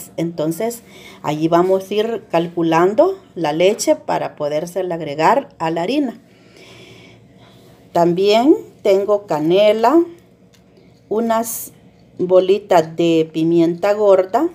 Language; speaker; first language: Spanish; native; Spanish